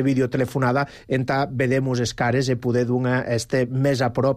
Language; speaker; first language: Catalan; non-native, fluent; German